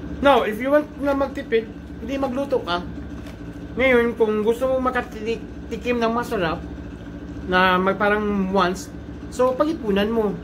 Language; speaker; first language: Filipino; non-native, local second language; Cebuano